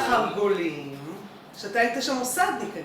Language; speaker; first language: Hebrew; native; Hebrew